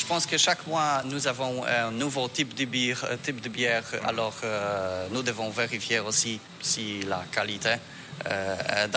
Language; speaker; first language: French; non-native, learner; Polish